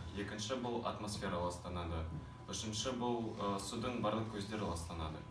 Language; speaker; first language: Kazakh; non-native, local second language; Russian